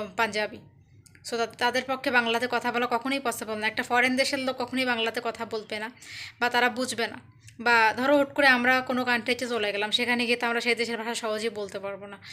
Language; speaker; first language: Bangla; native; Bangla